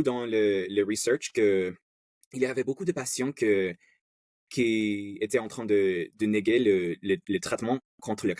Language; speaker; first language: French; non-native, learner; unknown